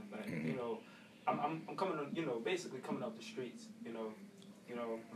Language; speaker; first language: English; native; English